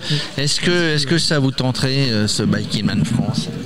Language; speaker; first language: French; native; French